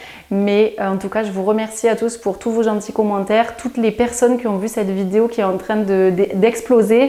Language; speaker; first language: French; native; French